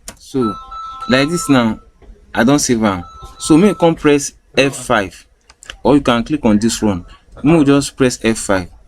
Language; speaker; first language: Nigerian Pidgin; native; Nigerian Pidgin